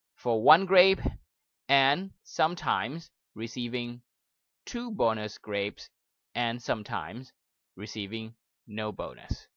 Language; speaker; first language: English; non-native, fluent; Thai